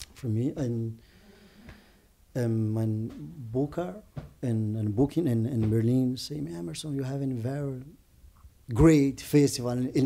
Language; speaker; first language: English; non-native, learner; Portuguese